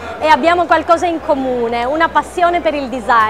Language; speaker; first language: Italian; non-native, fluent; German